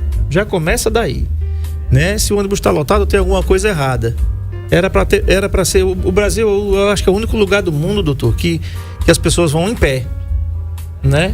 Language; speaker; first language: Portuguese; native; Portuguese